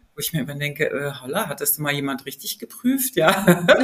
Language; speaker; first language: German; native; German